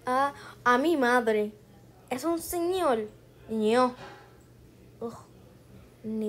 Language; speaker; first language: Spanish; early bilingual, heritage; Spanish